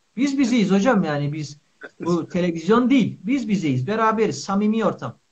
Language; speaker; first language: Turkish; native; Turkish